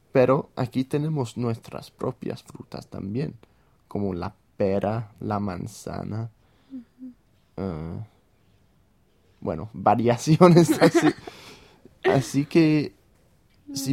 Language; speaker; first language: Spanish; non-native, fluent; English